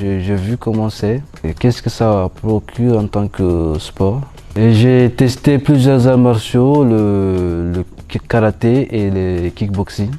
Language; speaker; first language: French; non-native, local second language; Malagasy